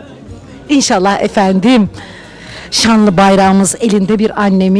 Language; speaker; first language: Turkish; native; Turkish